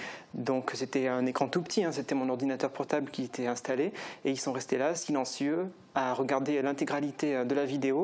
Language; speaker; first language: French; native; French